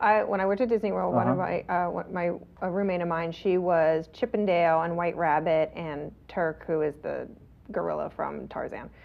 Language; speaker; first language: English; native; English